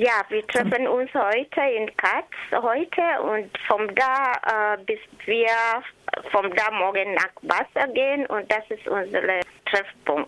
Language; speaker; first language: German; non-native, learner; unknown